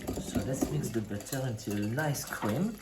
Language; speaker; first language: English; non-native, fluent; French